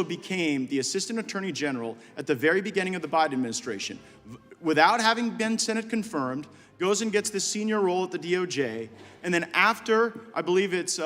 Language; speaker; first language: English; native; English